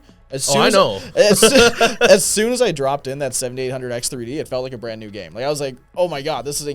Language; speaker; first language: English; native; English